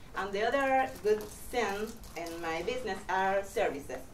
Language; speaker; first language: English; non-native, fluent; Spanish